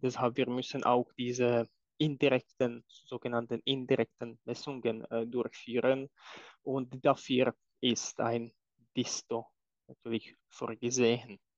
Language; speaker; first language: German; non-native, fluent; Czech